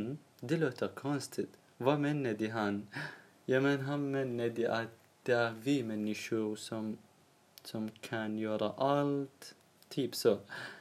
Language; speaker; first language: Swedish; non-native, learner; Arabic